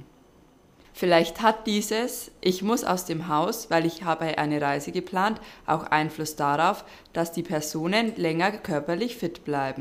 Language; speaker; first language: German; native; German